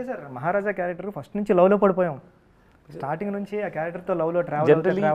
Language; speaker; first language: Telugu; native; Telugu